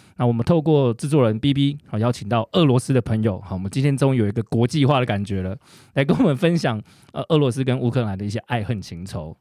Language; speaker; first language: Chinese; native; Chinese